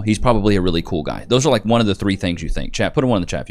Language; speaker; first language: English; native; English